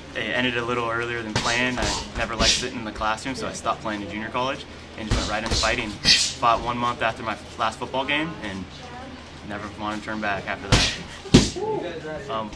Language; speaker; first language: English; native; English